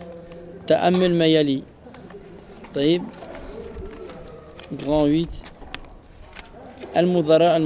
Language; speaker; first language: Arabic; non-native, fluent; French